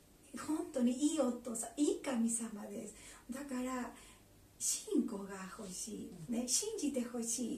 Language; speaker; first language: Japanese; non-native, learner; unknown